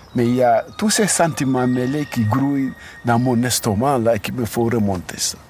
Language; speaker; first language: French; non-native, local second language; Wolof